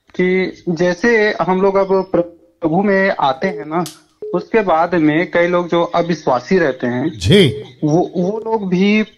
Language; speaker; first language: Hindi; native; Hindi